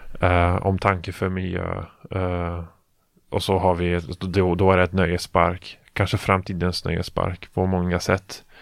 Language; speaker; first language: Swedish; non-native, fluent; Polish